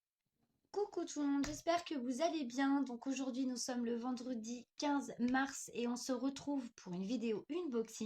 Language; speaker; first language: French; native; French